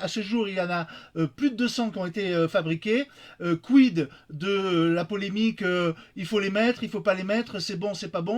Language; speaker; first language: French; native; French